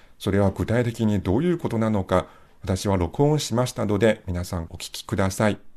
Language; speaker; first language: Japanese; non-native, fluent; Chinese